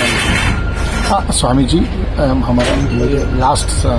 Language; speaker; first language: Hindi; non-native, local second language; Telugu